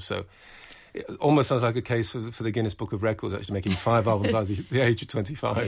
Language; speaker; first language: English; native; English